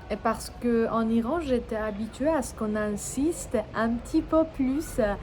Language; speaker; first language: French; non-native, fluent; Persian